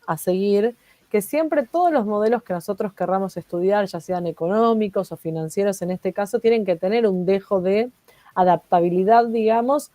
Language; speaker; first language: Spanish; native; Spanish